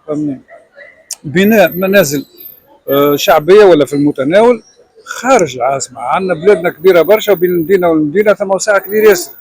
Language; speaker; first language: Arabic; native; Arabic